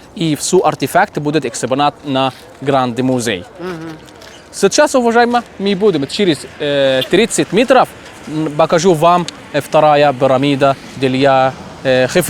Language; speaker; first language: Russian; non-native, learner; Arabic